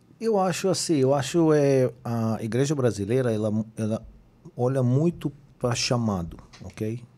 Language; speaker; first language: Portuguese; non-native, fluent; Hebrew